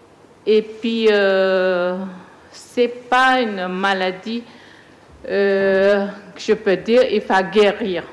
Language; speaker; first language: French; non-native, learner; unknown